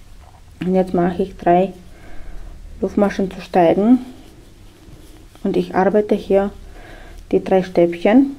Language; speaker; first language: German; non-native, fluent; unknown